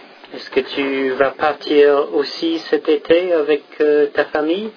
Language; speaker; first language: French; non-native, fluent; English